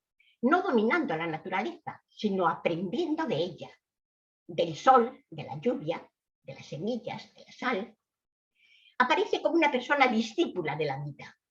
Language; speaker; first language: Spanish; native; Spanish